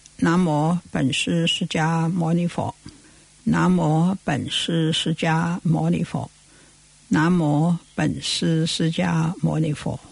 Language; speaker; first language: Chinese; non-native, local second language; Cantonese